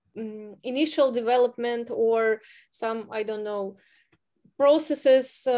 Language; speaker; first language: English; non-native, fluent; Russian